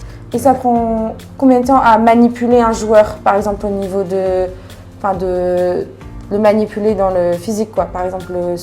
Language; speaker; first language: French; native; French